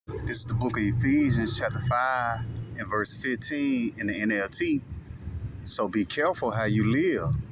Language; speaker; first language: English; native; English